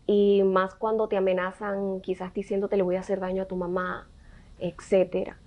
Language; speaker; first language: Spanish; native; Spanish